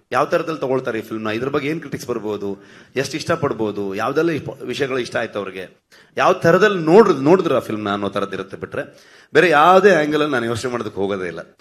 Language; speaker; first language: Kannada; native; Kannada